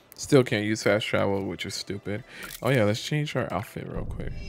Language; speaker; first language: English; native; English